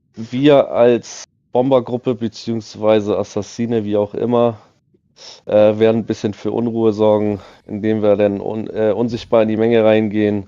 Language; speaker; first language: German; native; German